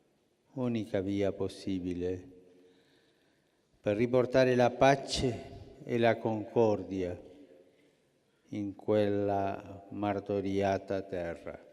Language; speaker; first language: Italian; early bilingual, heritage; Spanish